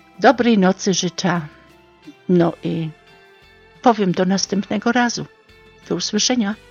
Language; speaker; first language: Polish; native; Polish